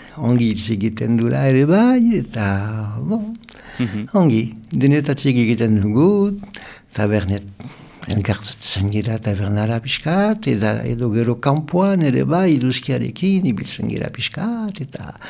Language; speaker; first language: Basque; non-native, local second language; French